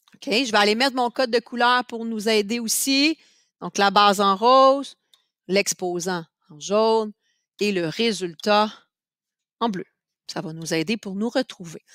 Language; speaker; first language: French; native; French